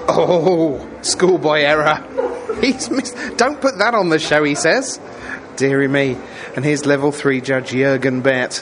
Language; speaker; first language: English; native; English